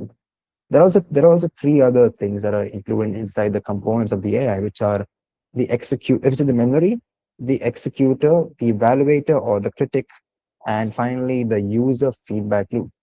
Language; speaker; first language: English; non-native, local second language; Malayalam